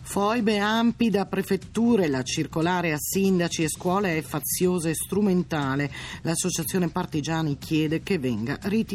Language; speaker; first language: Italian; native; Italian